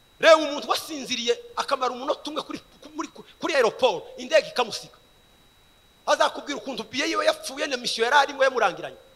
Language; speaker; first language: Kinyarwanda; early bilingual, heritage; Kinyarwanda